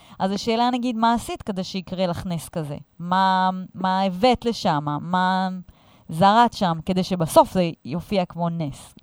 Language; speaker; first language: Hebrew; native; Hebrew